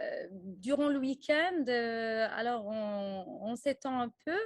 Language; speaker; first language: French; non-native, local second language; Arabic